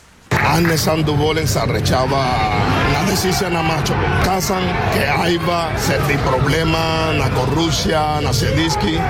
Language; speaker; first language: Bulgarian; non-native, learner; Spanish